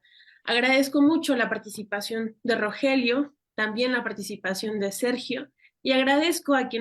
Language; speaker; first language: Spanish; native; Spanish